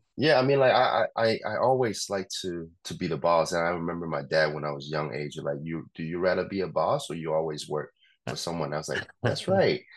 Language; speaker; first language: English; non-native, local second language; Cantonese